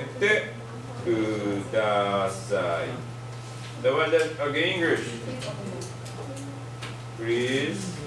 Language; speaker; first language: English; non-native, fluent; Japanese